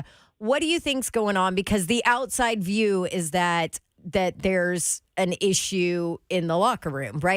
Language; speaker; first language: English; native; English